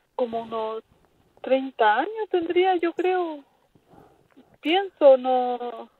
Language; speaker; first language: Spanish; native; Spanish